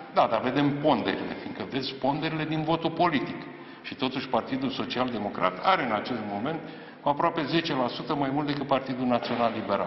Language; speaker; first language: Romanian; native; Romanian